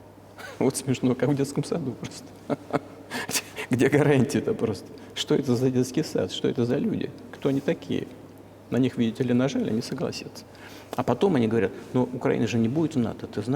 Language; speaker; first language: Russian; native; Russian